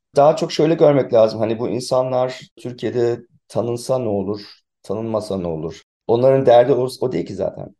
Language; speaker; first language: Turkish; early bilingual, heritage; Turkish